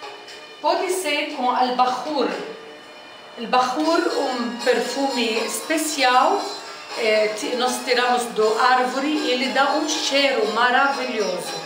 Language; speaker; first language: Portuguese; non-native, fluent; Arabic